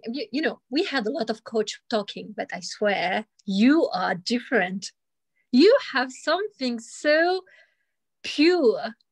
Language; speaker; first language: English; early bilingual, other home language; Arabic